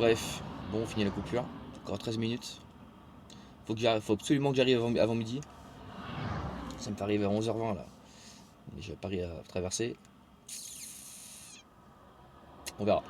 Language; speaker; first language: French; native; French